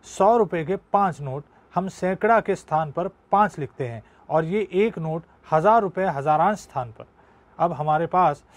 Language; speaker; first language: Hindi; non-native, local second language; Marathi